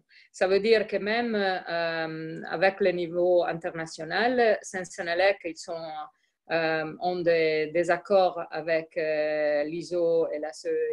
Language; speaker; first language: French; non-native, fluent; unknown